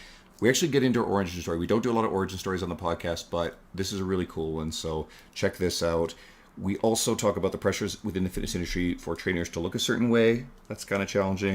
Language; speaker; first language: English; native; English